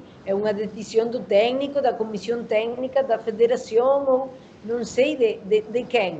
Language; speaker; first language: Portuguese; non-native, learner; Spanish